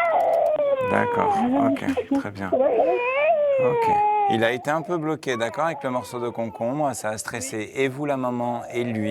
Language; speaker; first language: French; native; French